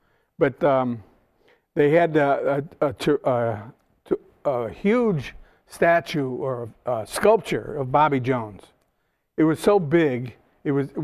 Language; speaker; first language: English; native; English